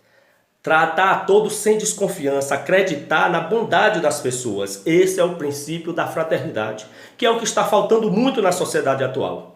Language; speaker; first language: Portuguese; native; Portuguese